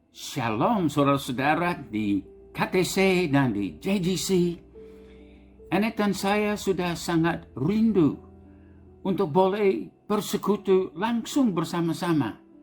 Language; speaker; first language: Indonesian; non-native, fluent; English